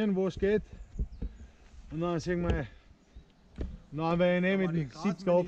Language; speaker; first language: German; native; German